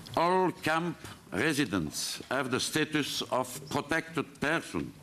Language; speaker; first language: English; non-native, fluent; French